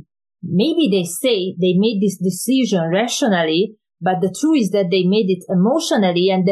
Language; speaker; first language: English; non-native, fluent; Hungarian